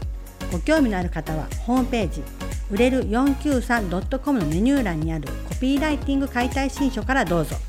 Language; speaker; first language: Japanese; native; Japanese